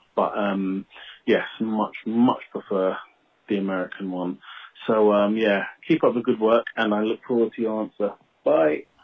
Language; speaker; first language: English; native; English